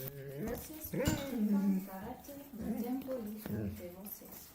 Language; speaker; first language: Portuguese; non-native, learner; Dutch